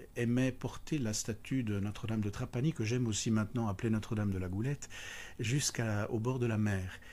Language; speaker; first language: French; native; French